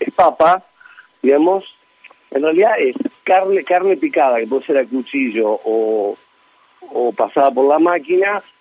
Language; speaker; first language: Spanish; native; Spanish